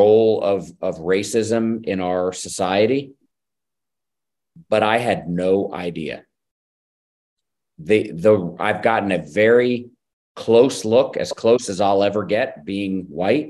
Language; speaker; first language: English; native; English